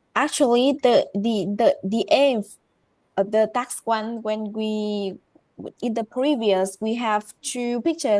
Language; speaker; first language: English; non-native, learner; Vietnamese